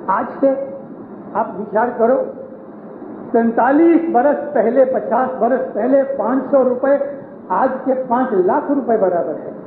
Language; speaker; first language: Urdu; non-native, local second language; Punjabi